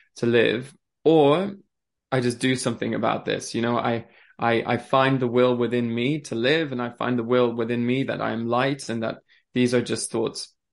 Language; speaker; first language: English; early bilingual, other home language; French